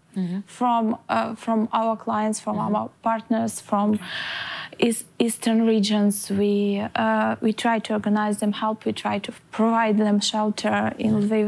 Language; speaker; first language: English; non-native, fluent; Ukrainian